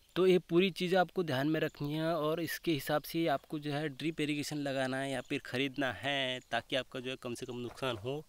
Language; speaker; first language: Hindi; non-native, local second language; Marathi